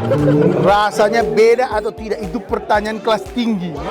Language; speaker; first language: Indonesian; native; Indonesian